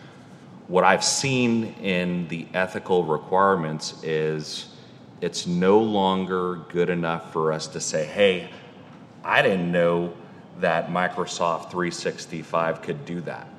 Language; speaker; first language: English; native; English